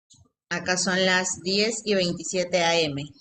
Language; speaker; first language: Spanish; native; Spanish